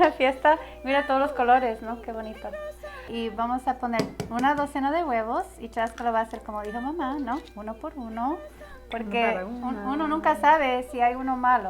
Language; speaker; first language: Spanish; early bilingual, heritage; Spanish